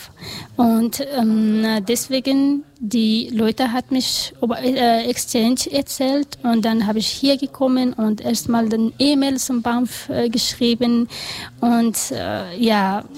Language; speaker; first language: German; non-native, learner; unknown